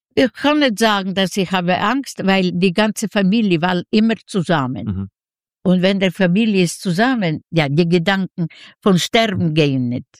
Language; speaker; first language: German; non-native, learner; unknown